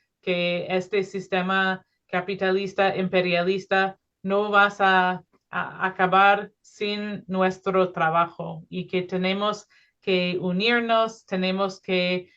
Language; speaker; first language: Spanish; non-native, fluent; English